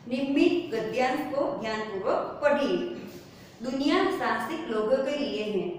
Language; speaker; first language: Hindi; non-native, local second language; Gujarati